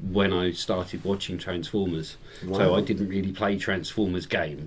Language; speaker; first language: English; native; English